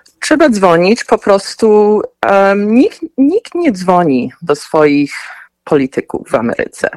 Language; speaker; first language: Polish; early bilingual, heritage; Polish